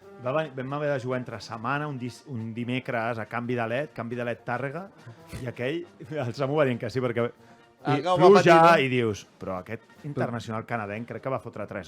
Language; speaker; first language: Catalan; native; Catalan